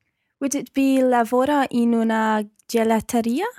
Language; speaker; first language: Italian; non-native, learner; English